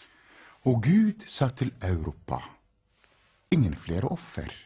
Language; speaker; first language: Norwegian; non-native, fluent; Arabic